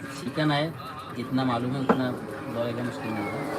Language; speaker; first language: Hindi; non-native, learner; Bangla